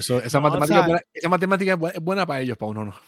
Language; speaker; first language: Spanish; native; Spanish